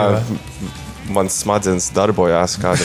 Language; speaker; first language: Latvian; early bilingual, heritage; Latvian